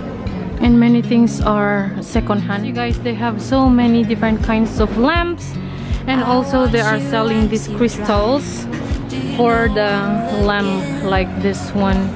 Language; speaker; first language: English; non-native, local second language; Filipino